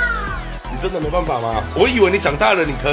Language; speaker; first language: Chinese; native; Chinese